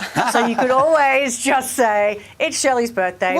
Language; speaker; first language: English; native; English